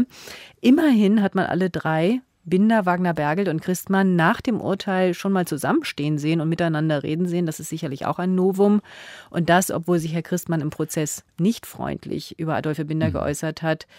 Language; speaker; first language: German; native; German